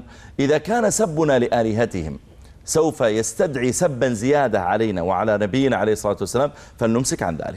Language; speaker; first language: Arabic; native; Arabic